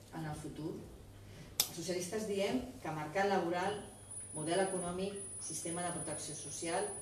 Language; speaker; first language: Catalan; non-native, local second language; Spanish